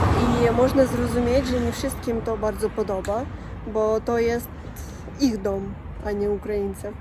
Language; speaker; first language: Polish; non-native, learner; Russian